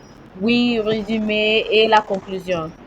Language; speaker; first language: French; non-native, learner; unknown